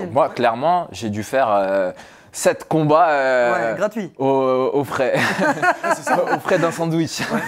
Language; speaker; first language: French; native; French